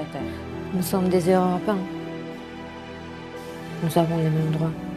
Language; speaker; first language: French; non-native, learner; Romanian